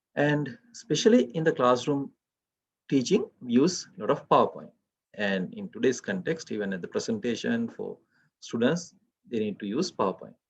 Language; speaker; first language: English; non-native, local second language; Sinhala